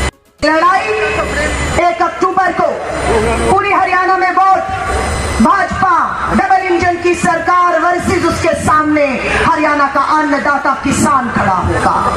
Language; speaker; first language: Hindi; native; Hindi